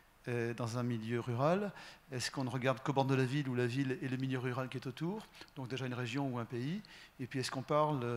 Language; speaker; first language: French; native; French